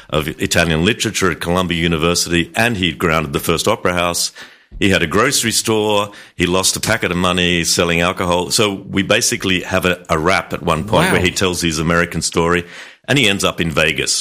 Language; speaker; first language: English; native; English